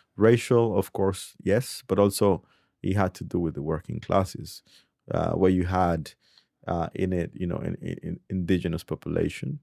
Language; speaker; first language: English; early bilingual, other home language; Spanish